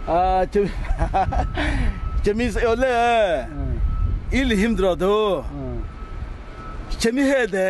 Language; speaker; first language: Korean; non-native, learner; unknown